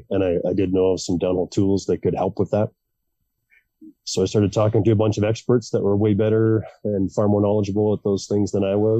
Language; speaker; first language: English; native; English